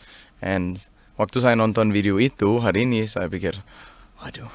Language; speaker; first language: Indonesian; non-native, learner; Danish